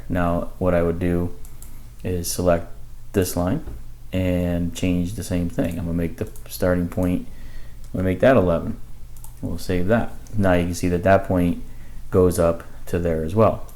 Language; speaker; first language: English; native; English